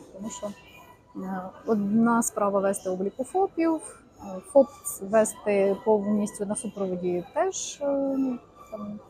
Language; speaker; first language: Ukrainian; non-native, local second language; Russian